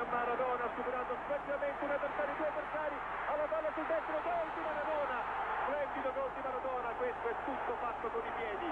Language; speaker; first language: Italian; native; Italian